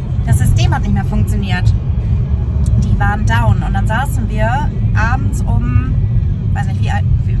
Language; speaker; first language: German; native; German